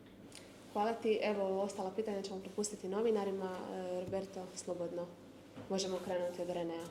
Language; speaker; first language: Croatian; native; Croatian